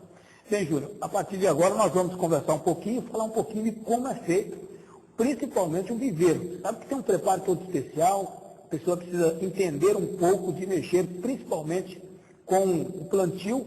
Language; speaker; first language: Portuguese; native; Portuguese